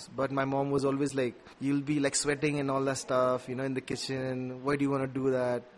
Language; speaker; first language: English; non-native, local second language; Nepali